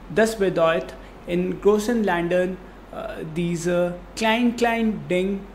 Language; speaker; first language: German; non-native, fluent; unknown